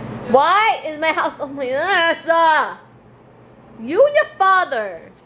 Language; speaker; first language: English; early bilingual, other home language; Spanish